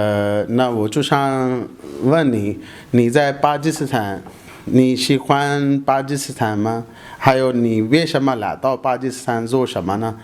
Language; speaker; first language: Chinese; non-native, fluent; Urdu